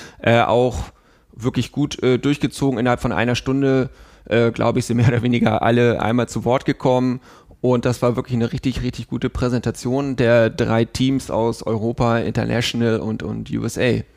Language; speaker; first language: German; native; German